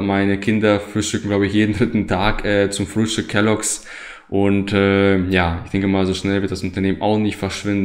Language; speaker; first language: German; native; German